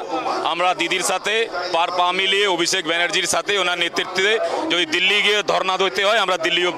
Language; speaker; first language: Bangla; non-native, local second language; Punjabi